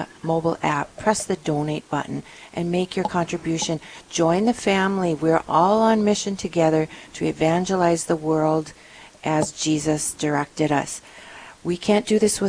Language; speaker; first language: English; native; English